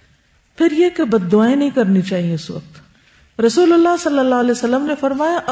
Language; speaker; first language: Urdu; native; Urdu